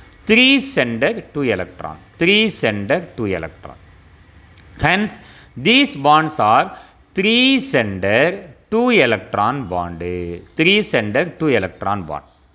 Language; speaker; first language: English; non-native, local second language; Tamil